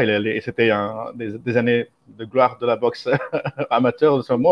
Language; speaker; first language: French; non-native, fluent; Spanish